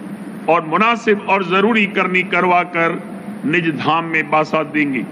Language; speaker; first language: Hindi; native; Hindi